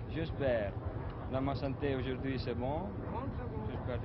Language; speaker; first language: French; non-native, learner; Italian